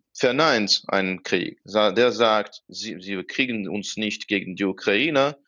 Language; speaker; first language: German; non-native, fluent; Russian